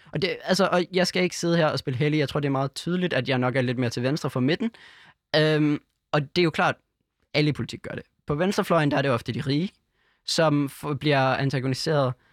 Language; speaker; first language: Danish; native; Danish